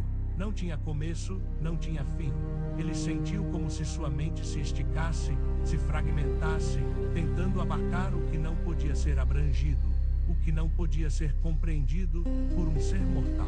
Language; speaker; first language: Portuguese; native; Portuguese